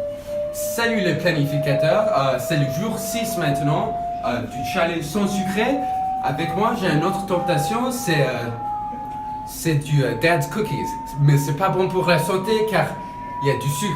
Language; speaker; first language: French; non-native, learner; English